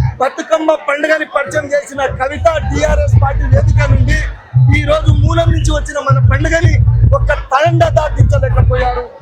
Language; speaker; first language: Telugu; non-native, local second language; Lambadi